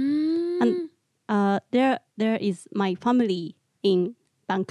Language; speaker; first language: English; non-native, learner; Japanese